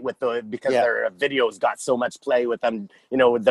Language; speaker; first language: English; native; English